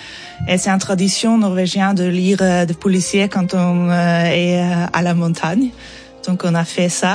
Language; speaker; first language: French; non-native, fluent; Norwegian